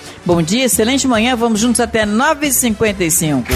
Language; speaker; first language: Portuguese; native; Portuguese